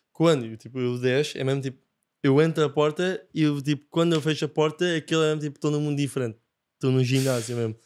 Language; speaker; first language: Portuguese; non-native, fluent; Japanese